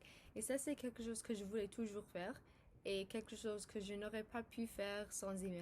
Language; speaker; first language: French; non-native, local second language; English